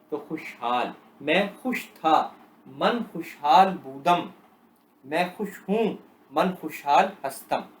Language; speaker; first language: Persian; non-native, fluent; Urdu